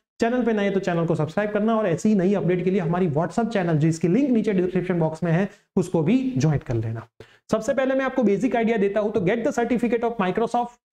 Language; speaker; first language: Hindi; non-native, local second language; Gujarati